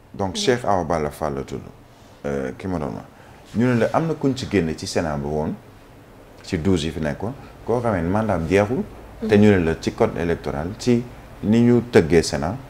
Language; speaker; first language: Wolof; native; Wolof